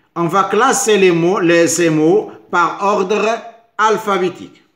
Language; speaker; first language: French; non-native, local second language; Arabic